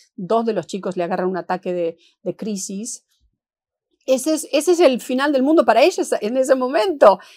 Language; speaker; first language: Spanish; native; Spanish